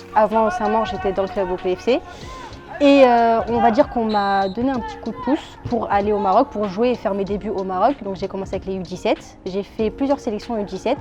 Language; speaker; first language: French; early bilingual, other home language; Arabic